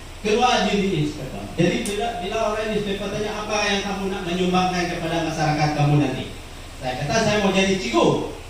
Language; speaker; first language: Malay; non-native, local second language; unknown